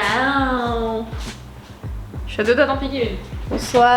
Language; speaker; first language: French; native; French